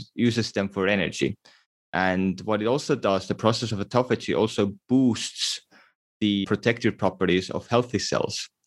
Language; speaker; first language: English; non-native, fluent; Estonian